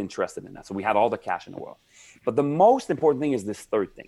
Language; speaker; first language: English; native; English